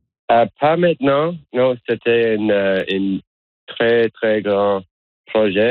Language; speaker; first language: French; non-native, learner; English